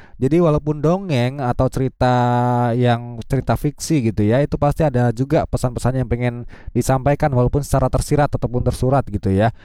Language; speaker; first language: Indonesian; native; Indonesian